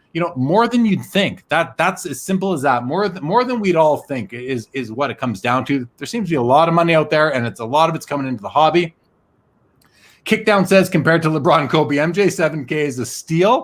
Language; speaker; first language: English; native; English